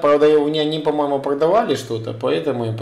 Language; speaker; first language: Russian; native; Russian